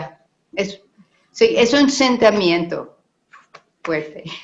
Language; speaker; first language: Spanish; non-native, learner; English